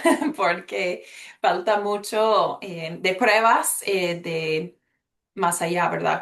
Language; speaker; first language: Spanish; early bilingual, heritage; Spanish